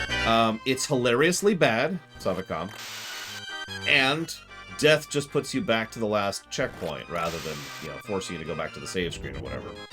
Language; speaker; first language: English; native; English